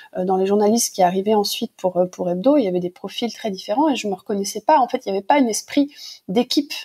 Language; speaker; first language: French; native; French